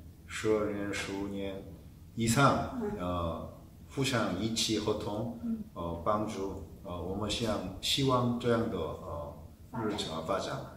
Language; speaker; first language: Chinese; non-native, fluent; Korean